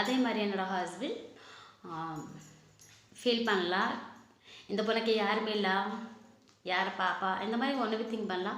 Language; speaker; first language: Tamil; non-native, local second language; Odia